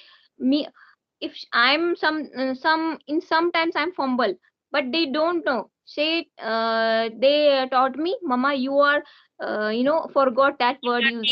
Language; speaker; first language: English; non-native, learner; Hindi